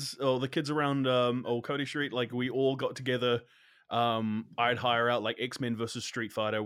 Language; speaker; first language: English; native; English